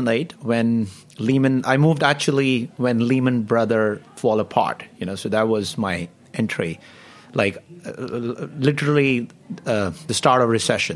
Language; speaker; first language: English; non-native, local second language; Hindi